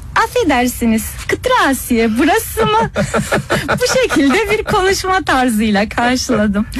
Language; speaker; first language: Turkish; early bilingual, heritage; Turkish